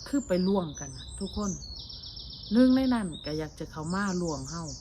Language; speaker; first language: Thai; native; Thai